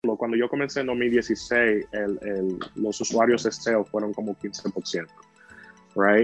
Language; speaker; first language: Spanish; early bilingual, heritage; Spanish